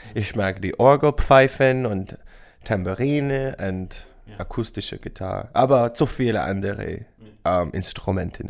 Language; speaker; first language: German; non-native, learner; English